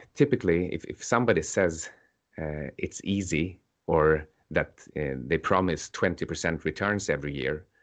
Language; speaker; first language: English; non-native, fluent; Swedish